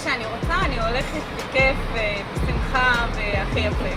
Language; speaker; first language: Hebrew; non-native, local second language; Arabic